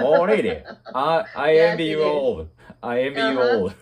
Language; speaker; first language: English; non-native, learner; Japanese